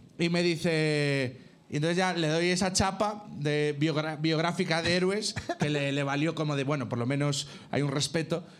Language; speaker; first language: Spanish; native; Spanish